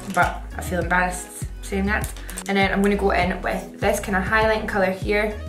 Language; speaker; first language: English; native; English